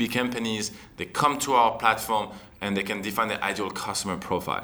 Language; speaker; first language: English; non-native, fluent; French